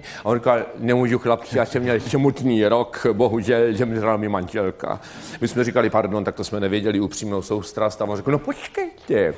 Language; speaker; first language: Czech; native; Czech